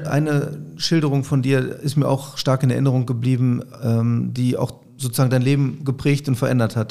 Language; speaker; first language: German; native; German